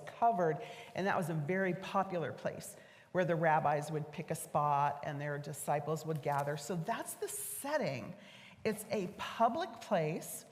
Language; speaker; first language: English; native; English